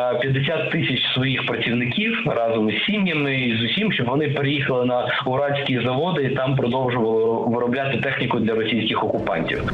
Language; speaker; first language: Ukrainian; native; Ukrainian